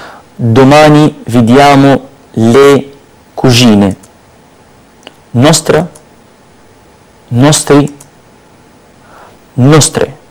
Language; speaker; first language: Italian; non-native, fluent; Arabic